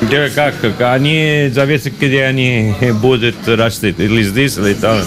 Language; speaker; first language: Russian; non-native, learner; Italian